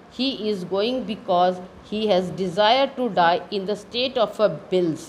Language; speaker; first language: English; non-native, local second language; Hindi